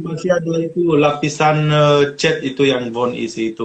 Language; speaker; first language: Indonesian; non-native, fluent; Romanian